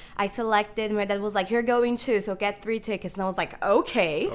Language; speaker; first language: English; non-native, fluent; Portuguese